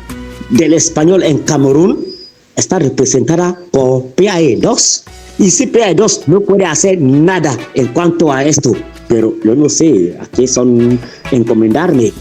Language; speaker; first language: Spanish; non-native, fluent; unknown